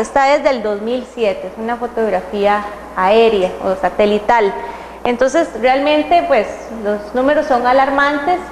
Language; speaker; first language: Spanish; native; Spanish